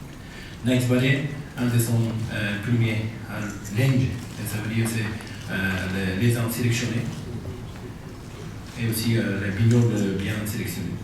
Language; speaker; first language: French; non-native, fluent; Japanese